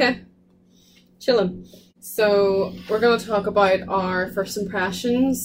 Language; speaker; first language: English; native; English